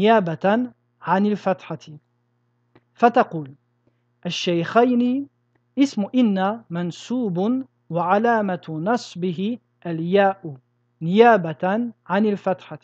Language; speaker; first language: Arabic; non-native, fluent; French